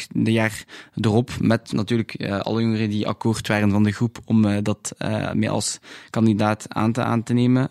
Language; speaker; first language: Dutch; non-native, local second language; French